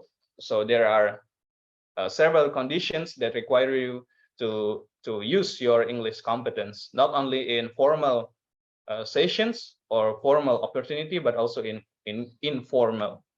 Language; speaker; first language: English; non-native, learner; Indonesian